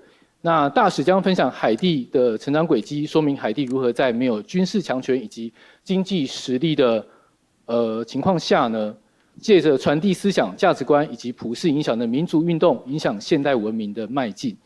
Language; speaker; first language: Chinese; native; Chinese